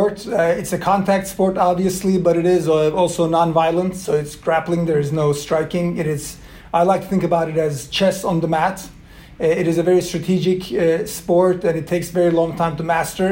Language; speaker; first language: English; non-native, fluent; Swedish